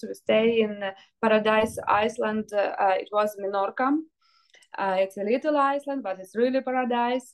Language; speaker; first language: English; non-native, learner; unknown